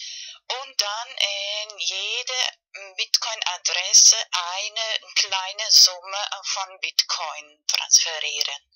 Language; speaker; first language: German; non-native, fluent; Spanish